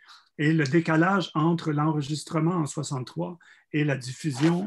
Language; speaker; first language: French; native; French